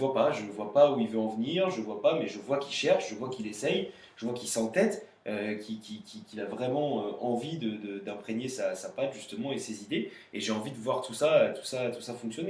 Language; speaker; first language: French; native; French